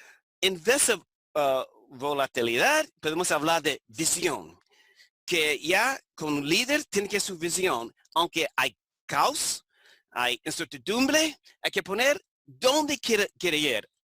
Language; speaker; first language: Spanish; non-native, fluent; English